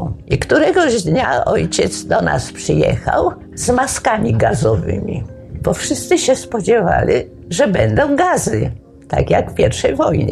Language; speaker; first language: Polish; native; Polish